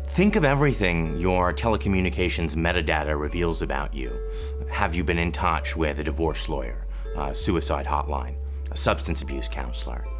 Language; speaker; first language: English; native; English